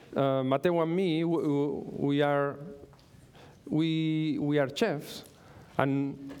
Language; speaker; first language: English; non-native, learner; Spanish